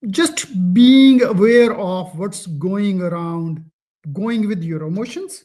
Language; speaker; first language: English; non-native, local second language; Punjabi